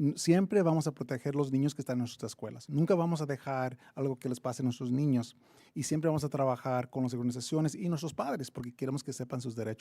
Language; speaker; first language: Spanish; early bilingual, heritage; Spanish